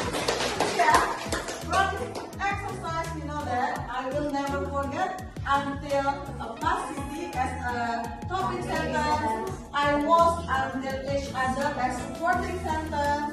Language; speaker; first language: English; non-native, fluent; Indonesian